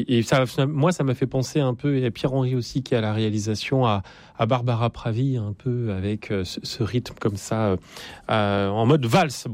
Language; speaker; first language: French; native; French